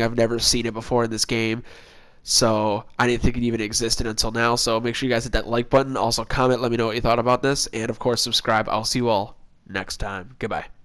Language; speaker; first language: English; native; English